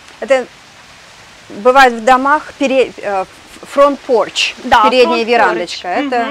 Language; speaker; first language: Russian; native; Russian